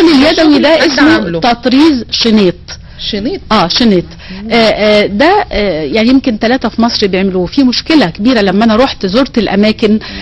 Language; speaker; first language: Arabic; native; Arabic